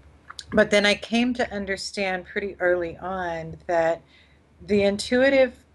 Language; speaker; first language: English; native; English